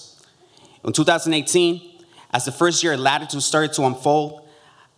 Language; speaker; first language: English; early bilingual, other home language; Spanish